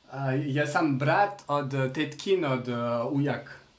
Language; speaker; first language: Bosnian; non-native, learner; French